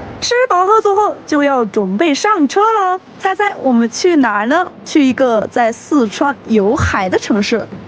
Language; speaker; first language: Chinese; non-native, local second language; Tibetan